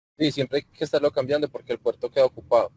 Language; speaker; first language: Spanish; native; Spanish